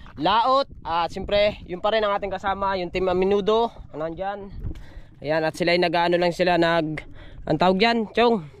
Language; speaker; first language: Filipino; native; Filipino